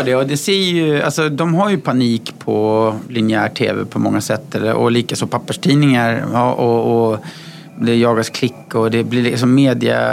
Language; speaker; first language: Swedish; native; Swedish